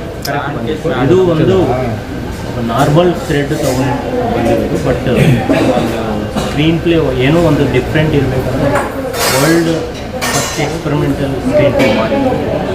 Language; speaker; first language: Kannada; non-native, fluent; Telugu